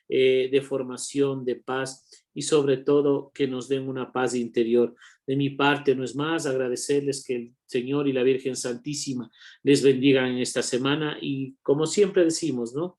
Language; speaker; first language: Spanish; native; Spanish